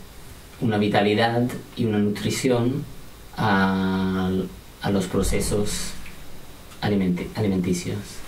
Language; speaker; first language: Spanish; non-native, fluent; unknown